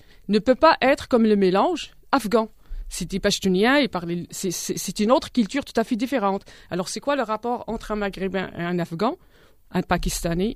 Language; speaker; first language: French; non-native, local second language; Arabic